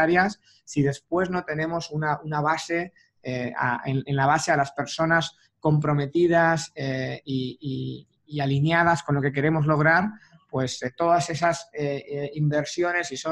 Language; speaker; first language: Spanish; native; Spanish